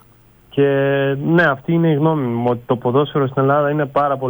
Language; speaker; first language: Greek; non-native, fluent; Bulgarian